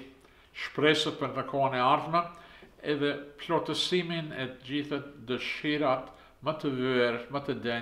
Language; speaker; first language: Albanian; early bilingual, heritage; Albanian